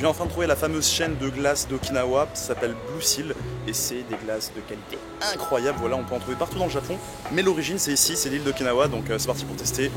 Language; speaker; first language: French; native; French